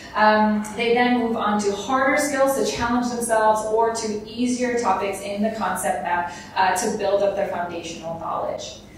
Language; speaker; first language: English; native; English